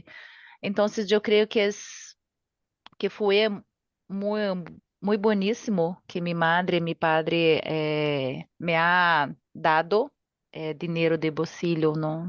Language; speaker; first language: Spanish; non-native, learner; Portuguese